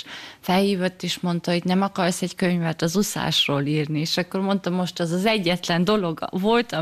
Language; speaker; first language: Hungarian; early bilingual, heritage; German